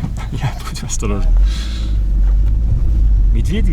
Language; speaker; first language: Russian; non-native, learner; English